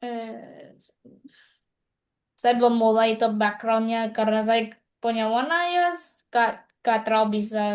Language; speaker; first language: Indonesian; non-native, learner; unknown